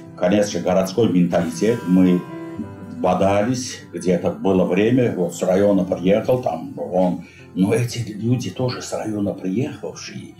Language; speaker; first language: Russian; non-native, local second language; Azerbaijani